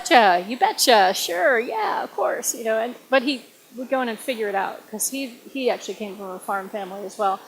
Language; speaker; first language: English; native; English